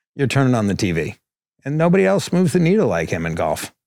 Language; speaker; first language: English; native; English